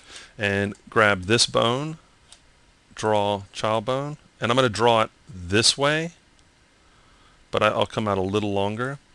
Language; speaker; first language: English; native; English